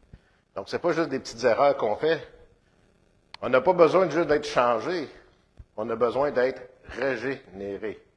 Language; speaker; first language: French; native; French